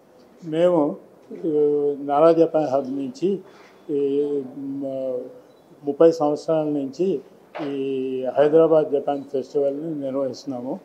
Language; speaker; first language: Telugu; native; Telugu